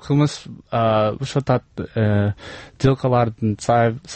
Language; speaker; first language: Kyrgyz; non-native, learner; English